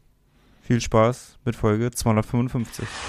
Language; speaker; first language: German; native; German